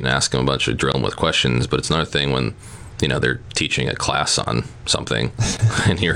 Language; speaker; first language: English; native; English